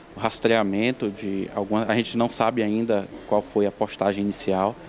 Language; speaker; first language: Portuguese; native; Portuguese